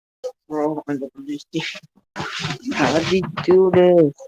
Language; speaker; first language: English; native; English